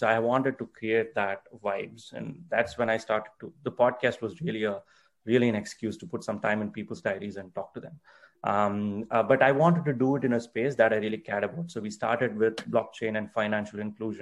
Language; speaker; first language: English; non-native, local second language; Tamil